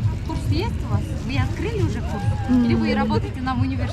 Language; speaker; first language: Russian; non-native, learner; Kyrgyz